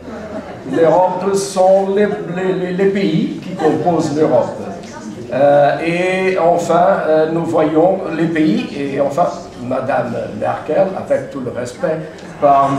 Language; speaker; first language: French; non-native, fluent; Portuguese